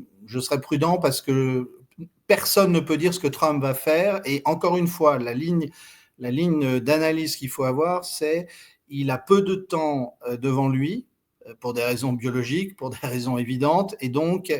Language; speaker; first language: French; native; French